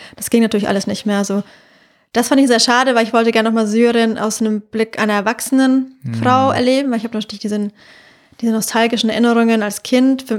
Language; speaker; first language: German; native; German